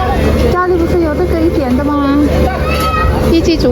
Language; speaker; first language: Chinese; non-native, fluent; Indonesian